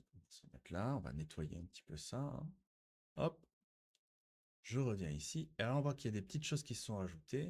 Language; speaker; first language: French; native; French